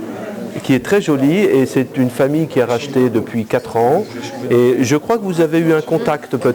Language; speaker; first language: French; native; French